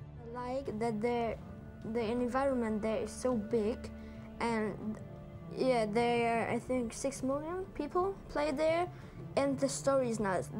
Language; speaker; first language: English; non-native, learner; German